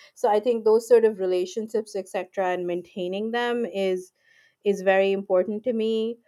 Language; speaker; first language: English; non-native, local second language; Urdu